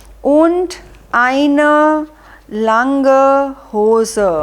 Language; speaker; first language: German; non-native, fluent; Hindi